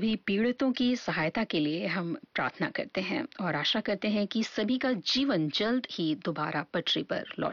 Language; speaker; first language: Hindi; native; Hindi